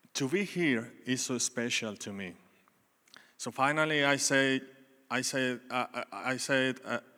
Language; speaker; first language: English; non-native, learner; Spanish